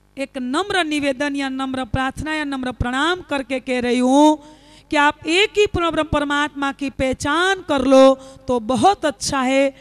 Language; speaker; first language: Hindi; non-native, local second language; Gujarati